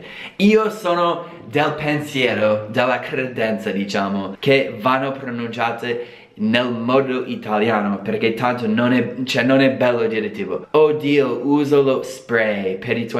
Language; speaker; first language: Italian; non-native, fluent; English